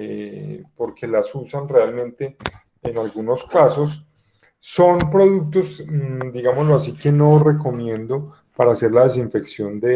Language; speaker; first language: Spanish; native; Spanish